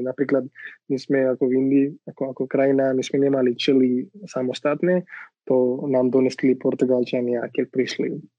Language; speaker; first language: Slovak; non-native, fluent; Marathi